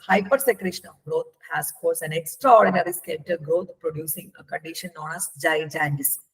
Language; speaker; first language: English; non-native, local second language; Malayalam